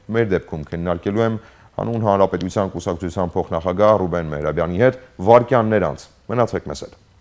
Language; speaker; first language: Armenian; native; Armenian